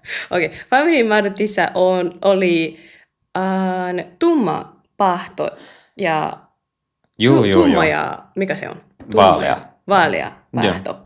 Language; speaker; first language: Finnish; non-native, learner; Japanese